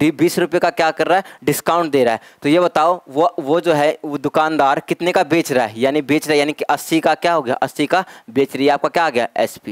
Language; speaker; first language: Hindi; native; Hindi